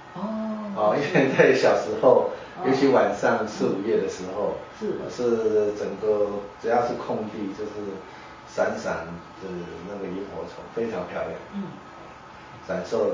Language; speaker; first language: Chinese; native; Chinese